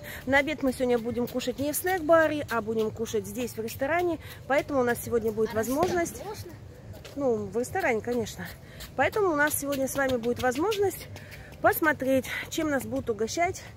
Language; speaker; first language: Russian; native; Russian